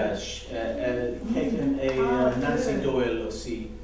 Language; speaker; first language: French; non-native, learner; English